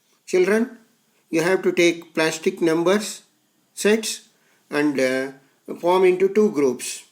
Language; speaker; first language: English; non-native, local second language; Telugu